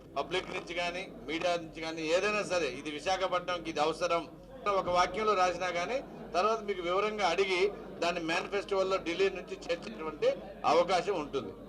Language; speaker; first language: Telugu; native; Telugu